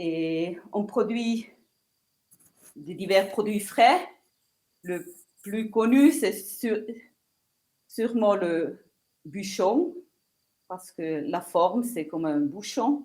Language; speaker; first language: French; non-native, local second language; Italian